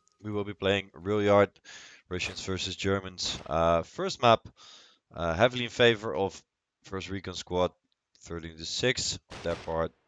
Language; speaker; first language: English; non-native, fluent; Dutch